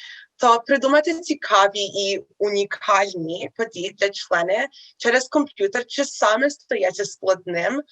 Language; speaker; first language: Ukrainian; early bilingual, heritage; Ukrainian